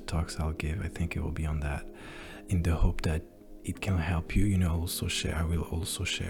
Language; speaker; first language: English; non-native, fluent; French